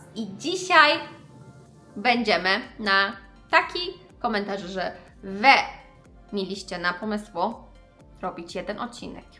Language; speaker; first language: Polish; non-native, learner; Persian